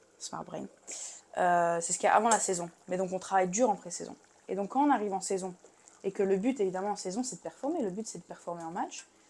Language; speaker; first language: French; native; French